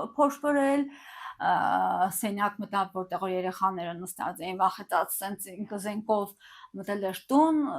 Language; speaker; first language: Armenian; early bilingual, heritage; Armenian